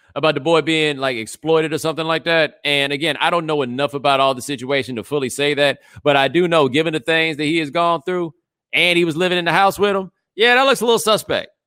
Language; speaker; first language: English; native; English